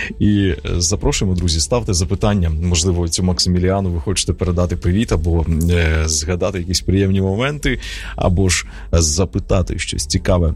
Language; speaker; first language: Ukrainian; native; Ukrainian